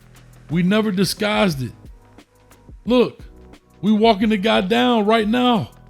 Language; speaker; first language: English; native; English